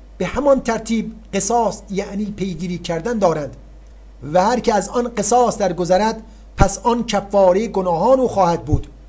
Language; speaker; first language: Persian; native; Persian